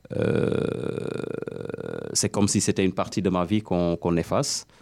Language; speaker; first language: French; non-native, local second language; Wolof